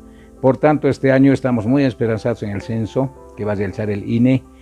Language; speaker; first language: Spanish; native; Spanish